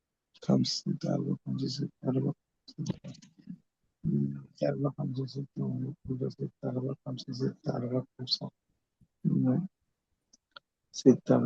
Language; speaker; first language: Arabic; non-native, learner; Bangla